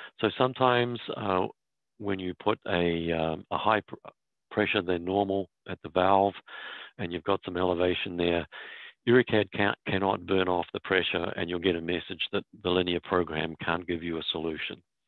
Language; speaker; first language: English; native; English